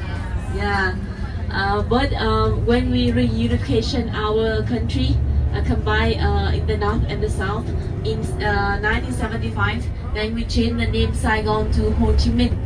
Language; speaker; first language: English; non-native, learner; Vietnamese